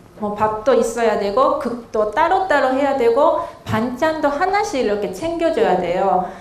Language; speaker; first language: Korean; non-native, fluent; Japanese